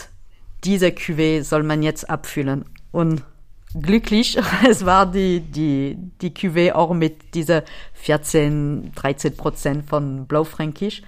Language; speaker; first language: German; non-native, fluent; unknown